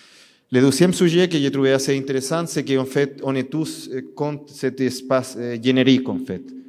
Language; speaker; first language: French; non-native, learner; Spanish